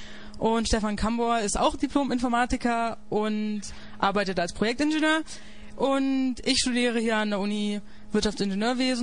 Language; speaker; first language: German; native; German